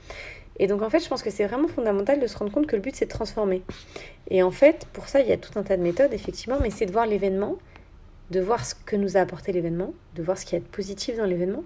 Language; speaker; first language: French; native; French